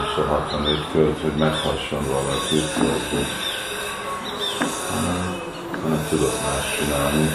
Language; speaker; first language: Hungarian; early bilingual, heritage; Hungarian